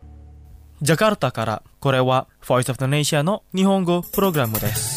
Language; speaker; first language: Japanese; non-native, fluent; Indonesian